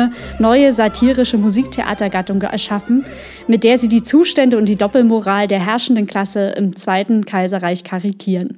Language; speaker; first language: German; native; German